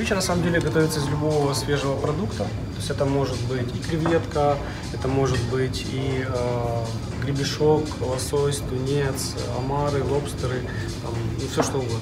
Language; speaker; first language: Russian; native; Russian